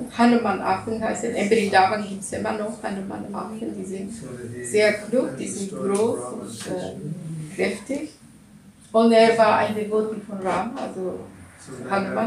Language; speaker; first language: German; non-native, learner; Russian